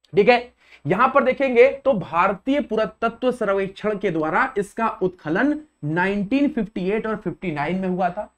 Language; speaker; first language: Hindi; native; Hindi